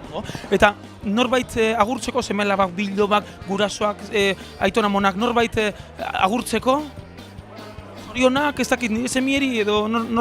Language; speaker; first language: Basque; native; Basque